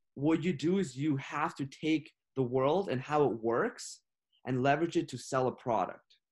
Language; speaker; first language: English; non-native, fluent; Russian